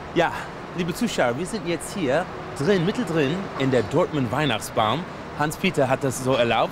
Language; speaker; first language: German; non-native, learner; English